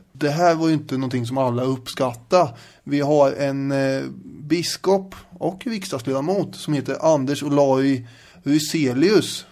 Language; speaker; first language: Swedish; native; Swedish